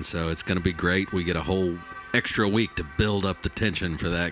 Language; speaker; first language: English; native; English